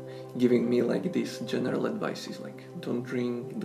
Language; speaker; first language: English; non-native, fluent; Slovak